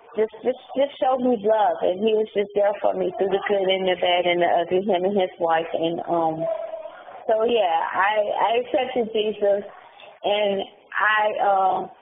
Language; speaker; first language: English; native; English